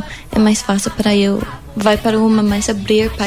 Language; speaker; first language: Portuguese; non-native, learner; English